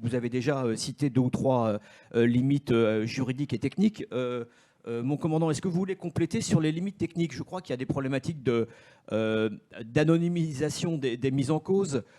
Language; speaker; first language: French; native; French